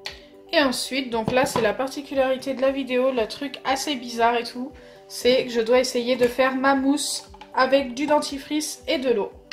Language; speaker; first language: French; native; French